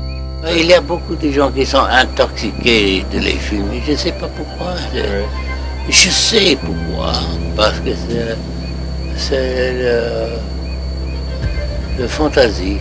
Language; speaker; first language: French; non-native, learner; English